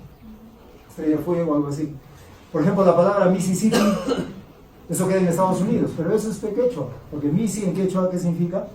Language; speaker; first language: Spanish; native; Spanish